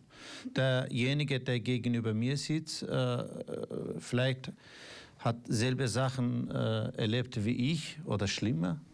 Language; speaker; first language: German; non-native, fluent; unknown